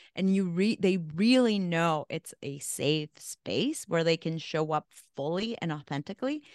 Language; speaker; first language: English; non-native, fluent; Spanish